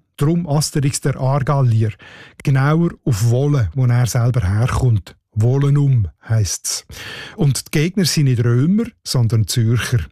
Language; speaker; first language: German; native; German